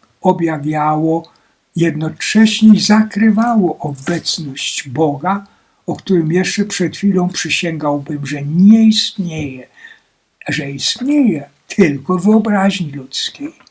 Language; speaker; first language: Polish; native; Polish